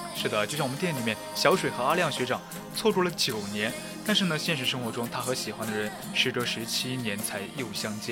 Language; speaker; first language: Chinese; native; Chinese